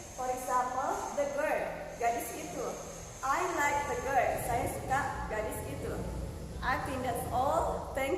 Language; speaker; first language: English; non-native, learner; Indonesian